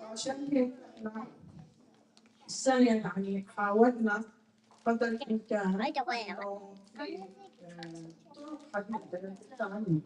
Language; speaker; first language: Arabic; native; Arabic